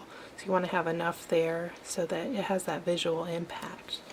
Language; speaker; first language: English; native; English